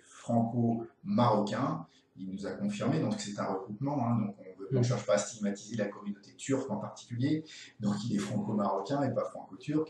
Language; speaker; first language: French; native; French